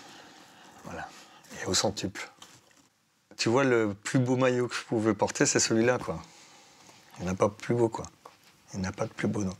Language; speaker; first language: French; native; French